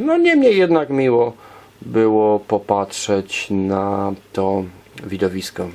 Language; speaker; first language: Polish; native; Polish